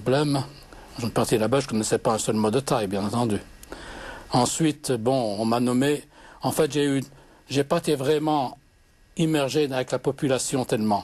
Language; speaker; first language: French; native; French